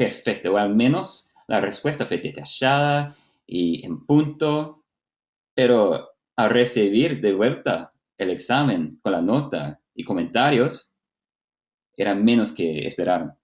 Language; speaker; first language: Spanish; non-native, fluent; Portuguese